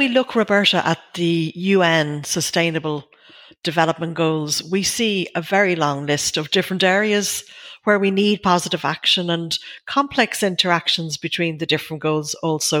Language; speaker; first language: English; native; English